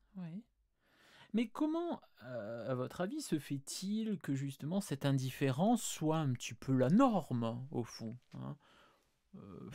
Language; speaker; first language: French; native; French